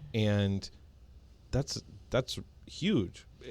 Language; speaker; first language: English; native; English